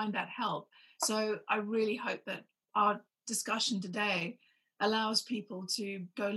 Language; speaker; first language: English; native; English